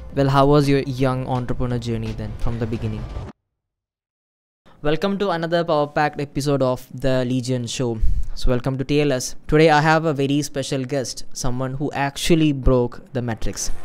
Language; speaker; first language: English; non-native, local second language; Malayalam